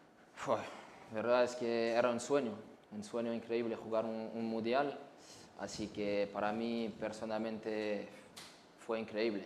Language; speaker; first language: Spanish; non-native, learner; French